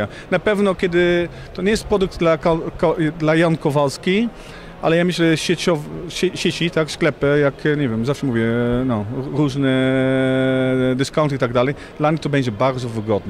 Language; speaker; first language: Polish; non-native, fluent; Dutch